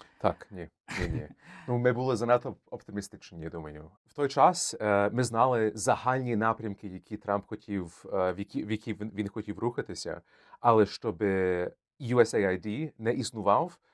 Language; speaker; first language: Ukrainian; early bilingual, heritage; Ukrainian